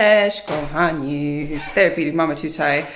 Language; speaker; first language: Polish; early bilingual, heritage; English